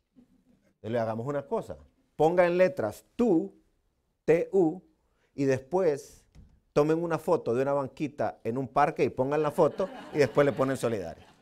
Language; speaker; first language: Spanish; native; Spanish